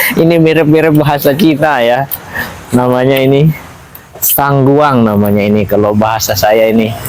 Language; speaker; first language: Indonesian; non-native, local second language; Sasak